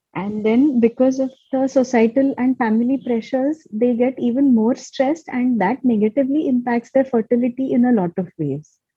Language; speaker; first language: English; non-native, local second language; Marathi